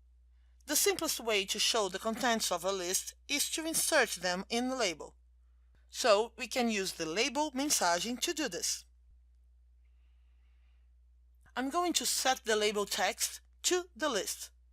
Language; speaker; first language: English; non-native, fluent; Portuguese